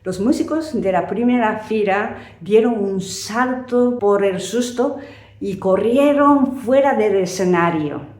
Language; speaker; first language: Spanish; non-native, fluent; Japanese